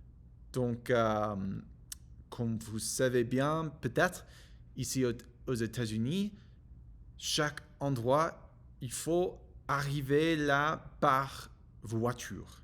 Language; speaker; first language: French; non-native, learner; English